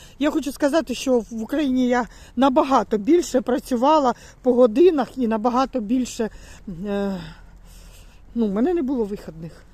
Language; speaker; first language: Ukrainian; native; Ukrainian